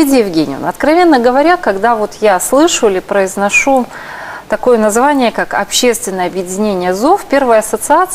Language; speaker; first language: Russian; native; Russian